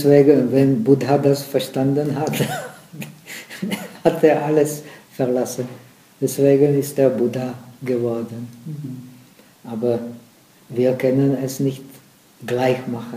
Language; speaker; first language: German; non-native, fluent; Czech